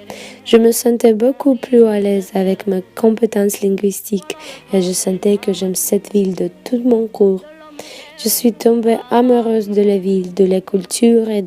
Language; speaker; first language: French; non-native, fluent; Russian